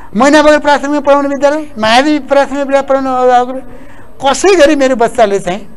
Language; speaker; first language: Nepali; native; Nepali